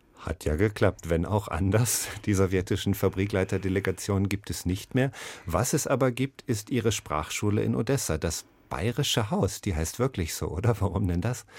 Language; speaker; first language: German; native; German